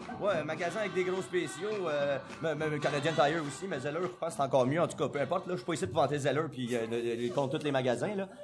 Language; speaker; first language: French; native; French